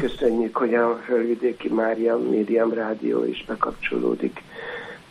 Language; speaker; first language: Hungarian; native; Hungarian